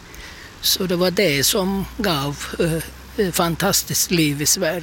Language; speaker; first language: Swedish; non-native, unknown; Turkish